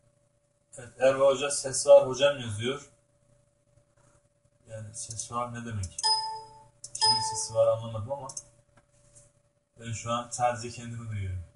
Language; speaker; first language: Turkish; native; Turkish